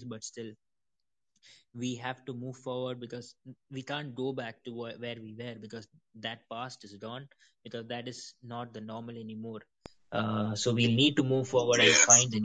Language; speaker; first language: English; non-native, local second language; Malayalam